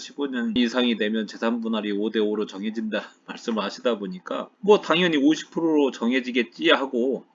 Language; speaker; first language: Korean; native; Korean